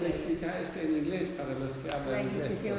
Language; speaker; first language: Spanish; non-native, learner; Dutch